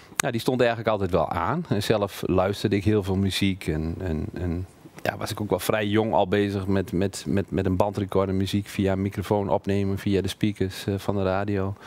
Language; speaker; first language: Dutch; native; Dutch